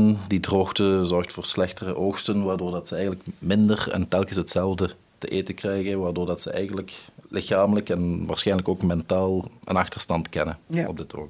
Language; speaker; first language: Dutch; native; Dutch